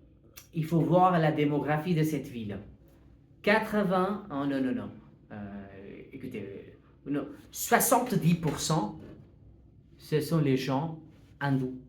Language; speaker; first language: French; non-native, fluent; Hindi